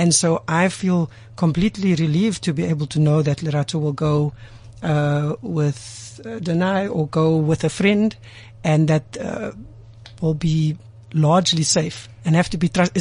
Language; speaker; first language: English; native; English